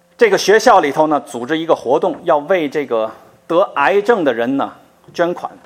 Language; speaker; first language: Chinese; native; Chinese